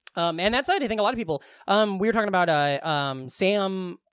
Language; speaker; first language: English; native; English